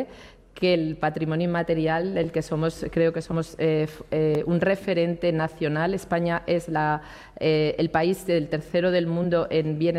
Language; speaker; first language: Spanish; native; Spanish